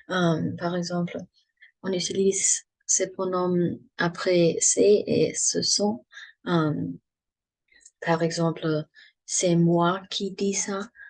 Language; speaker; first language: French; non-native, learner; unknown